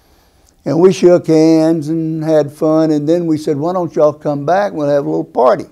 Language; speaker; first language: English; native; English